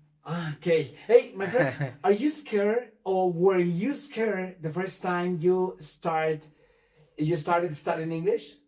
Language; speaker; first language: English; non-native, fluent; Spanish